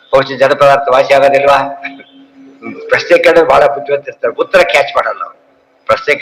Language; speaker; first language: Kannada; native; Kannada